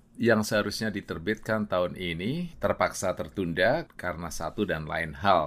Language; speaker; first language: Indonesian; native; Indonesian